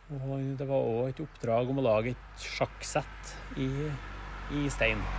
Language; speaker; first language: Norwegian; native; Norwegian